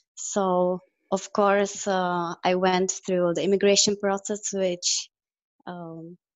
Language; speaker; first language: English; non-native, fluent; Czech